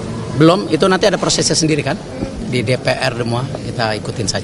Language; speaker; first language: Indonesian; native; Indonesian